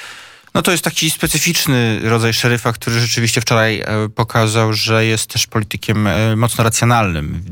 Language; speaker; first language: Polish; native; Polish